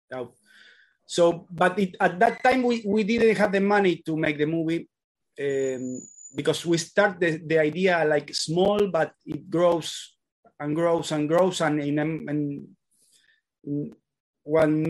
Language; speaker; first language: English; non-native, learner; Spanish